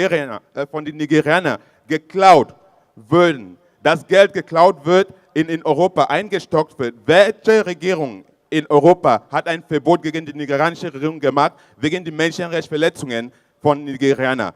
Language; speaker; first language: German; non-native, fluent; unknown